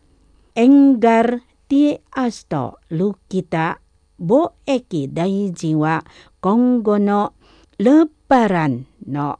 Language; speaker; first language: Japanese; non-native, fluent; Indonesian